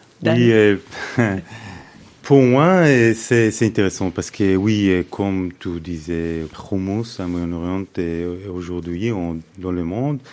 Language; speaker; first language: French; non-native, fluent; Hebrew